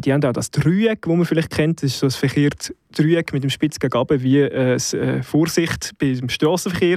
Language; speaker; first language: German; native; German